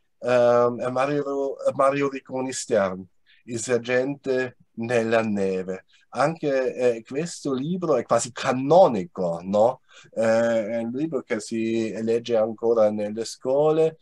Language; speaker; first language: Italian; non-native, fluent; German